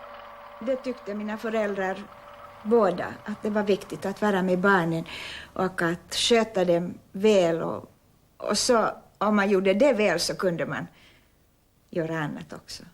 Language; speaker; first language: Swedish; non-native, local second language; Finnish